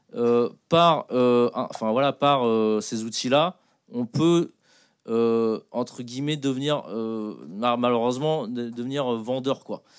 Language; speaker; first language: French; native; French